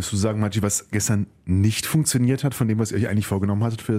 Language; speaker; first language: German; native; German